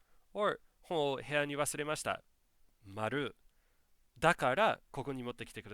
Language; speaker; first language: Japanese; non-native, fluent; English